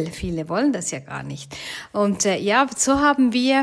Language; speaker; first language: German; native; German